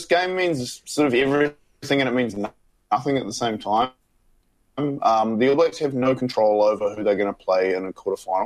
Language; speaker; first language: English; native; English